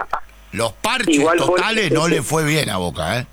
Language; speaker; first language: Spanish; native; Spanish